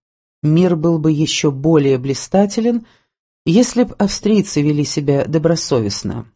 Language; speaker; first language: Russian; native; Russian